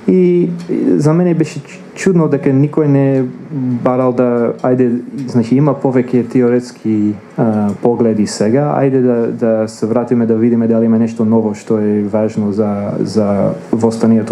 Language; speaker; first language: Macedonian; non-native, fluent; English